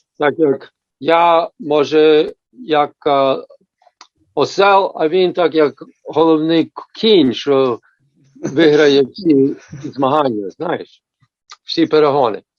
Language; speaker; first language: Ukrainian; early bilingual, heritage; Ukrainian